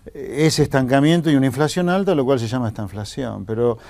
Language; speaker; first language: Spanish; native; Spanish